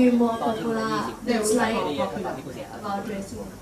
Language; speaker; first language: English; non-native, learner; Thai